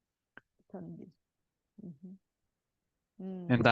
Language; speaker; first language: Portuguese; non-native, fluent; Bulgarian